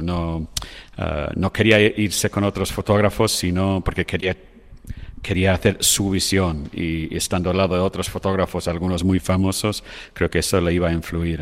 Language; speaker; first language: Spanish; non-native, fluent; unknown